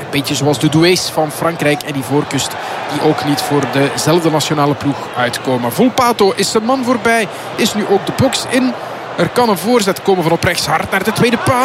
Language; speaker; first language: Dutch; native; Dutch